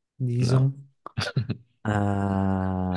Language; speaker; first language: French; non-native, learner; Spanish